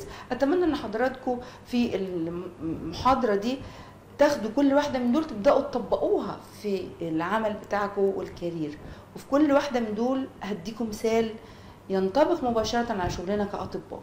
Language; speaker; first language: Arabic; native; Arabic